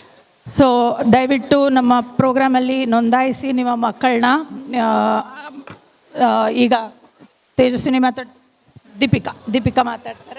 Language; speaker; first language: Kannada; non-native, local second language; Telugu